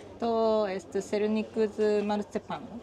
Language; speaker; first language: Polish; non-native, learner; Japanese